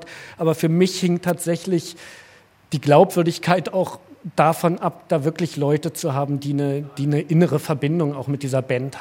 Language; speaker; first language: German; native; German